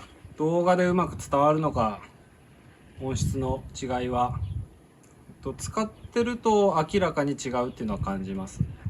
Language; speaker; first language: Japanese; native; Japanese